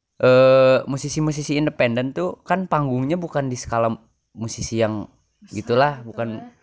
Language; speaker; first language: Indonesian; non-native, local second language; Sundanese